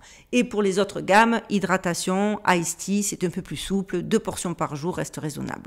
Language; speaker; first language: French; native; French